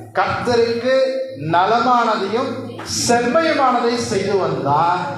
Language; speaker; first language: Tamil; non-native, local second language; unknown